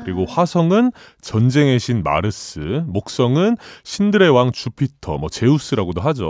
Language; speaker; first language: Korean; native; Korean